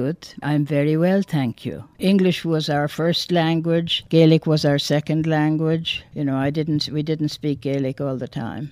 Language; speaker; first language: English; native; English